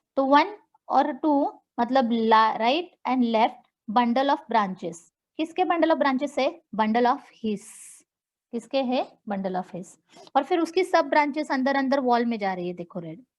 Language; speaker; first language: Hindi; non-native, local second language; Marathi